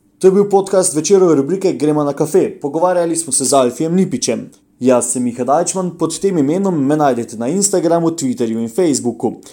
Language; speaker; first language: Slovenian; native; Slovenian